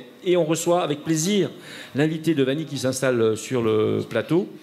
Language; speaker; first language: French; native; French